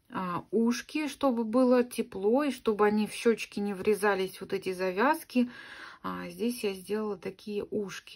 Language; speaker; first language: Russian; native; Russian